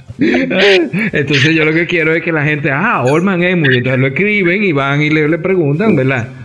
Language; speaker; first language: Spanish; native; Spanish